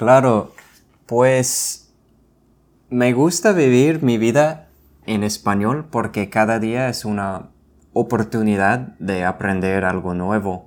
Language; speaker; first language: Spanish; non-native, fluent; English